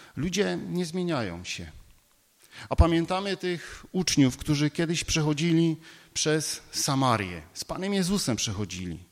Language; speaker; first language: Polish; native; Polish